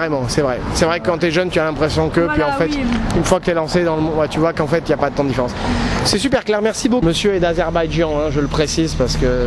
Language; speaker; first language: French; native; French